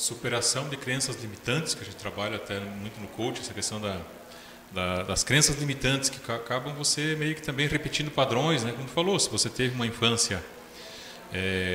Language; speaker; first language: Portuguese; native; Portuguese